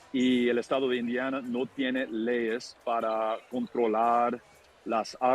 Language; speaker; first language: Spanish; non-native, fluent; English